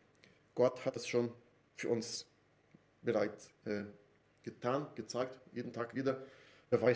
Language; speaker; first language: German; non-native, fluent; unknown